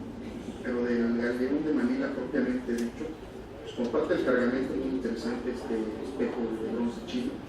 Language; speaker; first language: Spanish; native; Spanish